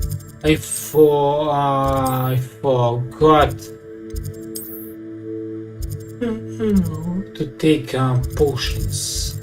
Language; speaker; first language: English; non-native, fluent; Serbian